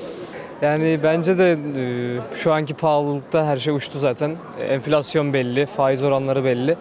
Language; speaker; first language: Turkish; native; Turkish